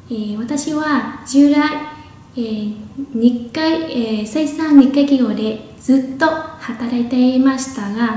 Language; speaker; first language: Japanese; non-native, fluent; Vietnamese